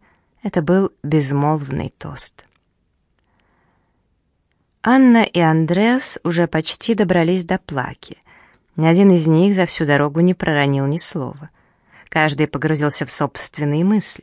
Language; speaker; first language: Russian; native; Russian